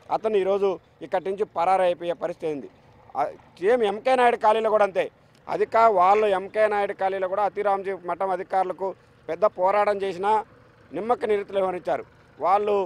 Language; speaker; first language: Telugu; native; Telugu